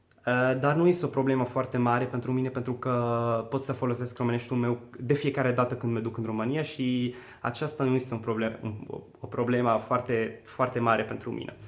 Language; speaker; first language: Romanian; non-native, learner; Arabic